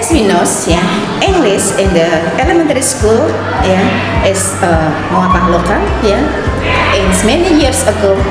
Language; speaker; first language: English; non-native, learner; Indonesian